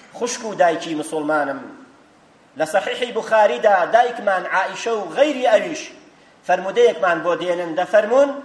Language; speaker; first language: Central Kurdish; native; Central Kurdish